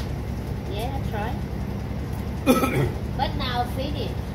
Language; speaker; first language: English; non-native, learner; Vietnamese